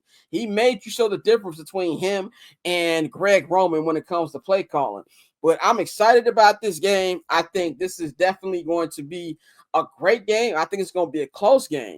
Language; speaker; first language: English; native; English